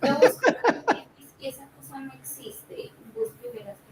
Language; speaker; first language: Spanish; native; Spanish